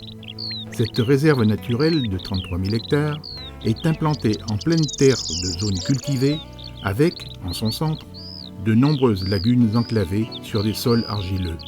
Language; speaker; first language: French; native; French